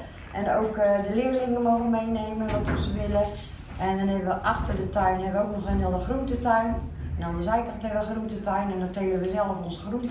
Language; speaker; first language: Dutch; native; Dutch